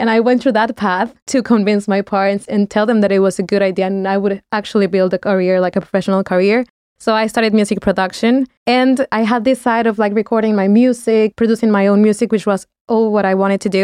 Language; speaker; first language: English; non-native, fluent; Spanish